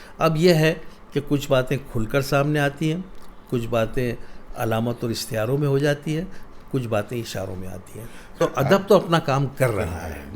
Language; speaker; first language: Urdu; native; Urdu